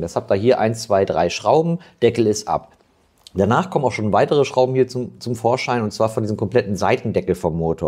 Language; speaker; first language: German; native; German